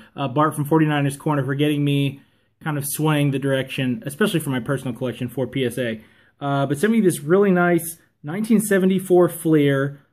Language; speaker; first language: English; native; English